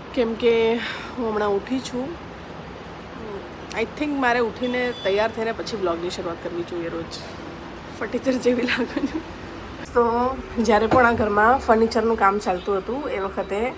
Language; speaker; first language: Gujarati; native; Gujarati